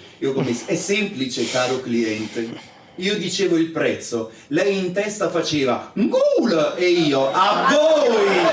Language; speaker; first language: Italian; native; Italian